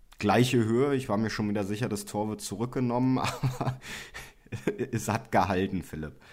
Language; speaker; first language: German; native; German